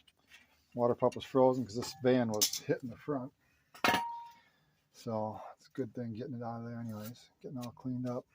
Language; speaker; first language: English; native; English